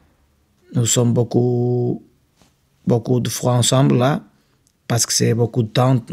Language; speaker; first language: French; non-native, fluent; Portuguese